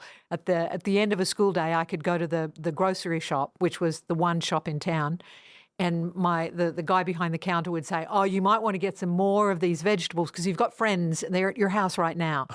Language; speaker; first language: English; non-native, fluent; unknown